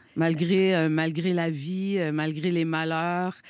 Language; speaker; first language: French; native; French